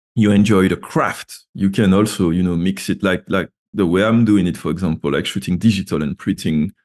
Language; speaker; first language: English; non-native, fluent; French